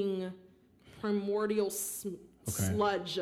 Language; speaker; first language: English; early bilingual, other home language; Haitian Creole